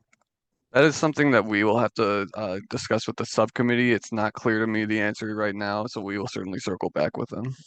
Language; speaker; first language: English; native; English